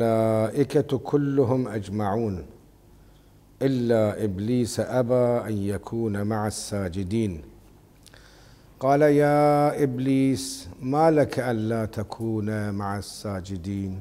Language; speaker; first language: Arabic; native; Arabic